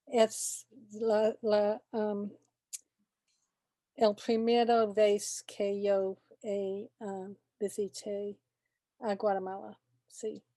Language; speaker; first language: Spanish; non-native, learner; English